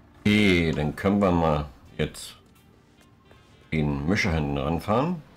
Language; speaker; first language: German; native; German